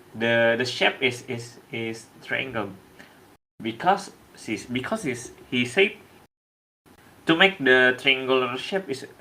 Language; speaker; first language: English; non-native, learner; Indonesian